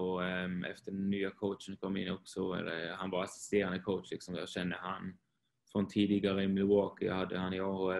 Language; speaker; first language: Swedish; non-native, fluent; Swiss German